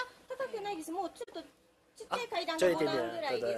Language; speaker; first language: Japanese; native; Japanese